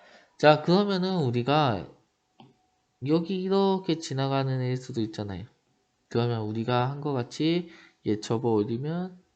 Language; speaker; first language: Korean; native; Korean